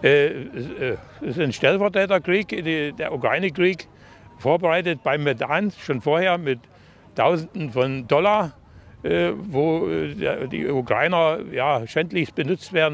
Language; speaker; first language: German; native; German